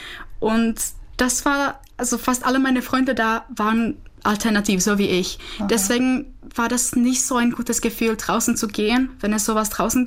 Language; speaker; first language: German; non-native, fluent; Czech